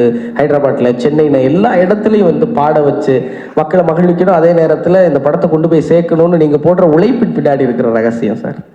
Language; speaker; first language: Tamil; native; Tamil